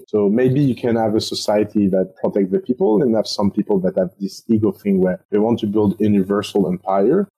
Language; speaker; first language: English; non-native, fluent; French